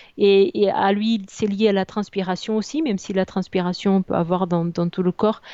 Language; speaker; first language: French; non-native, fluent; Portuguese